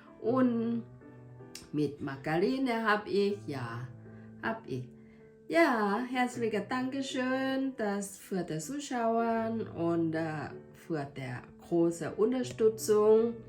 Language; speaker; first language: German; non-native, learner; Thai